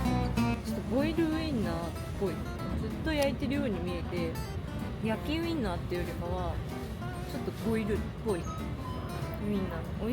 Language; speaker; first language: Japanese; native; Japanese